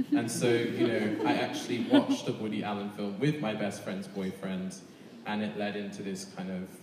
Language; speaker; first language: English; native; English